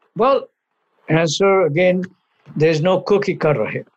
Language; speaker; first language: English; non-native, local second language; Punjabi